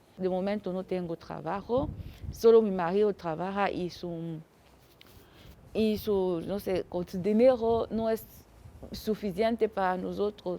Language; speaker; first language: Spanish; non-native, learner; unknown